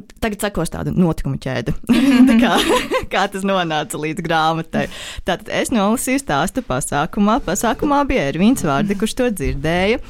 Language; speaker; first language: Latvian; native; Latvian